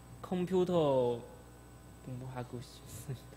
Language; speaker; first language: Korean; non-native, learner; Chinese